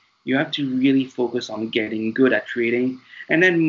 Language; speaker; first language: English; non-native, fluent; French